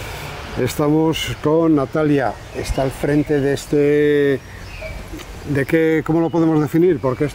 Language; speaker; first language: Spanish; native; Spanish